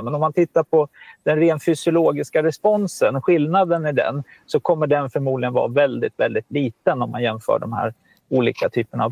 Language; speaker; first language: Swedish; native; Swedish